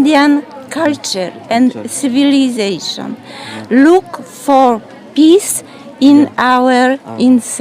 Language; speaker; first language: English; non-native, learner; Polish